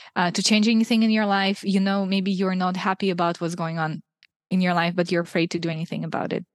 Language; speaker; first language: English; non-native, fluent; Russian